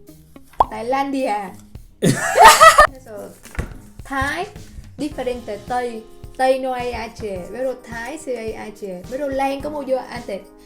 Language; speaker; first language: Spanish; non-native, learner; Vietnamese